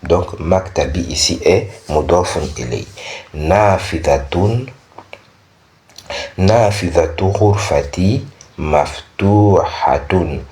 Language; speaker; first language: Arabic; non-native, fluent; French